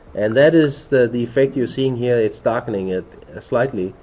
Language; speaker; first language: English; non-native, fluent; Danish